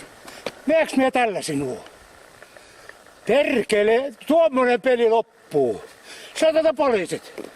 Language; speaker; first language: Finnish; native; Finnish